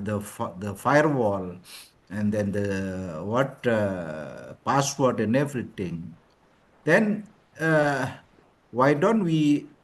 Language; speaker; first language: English; non-native, learner; Indonesian